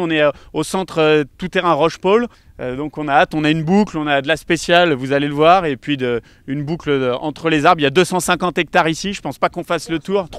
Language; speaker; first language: French; native; French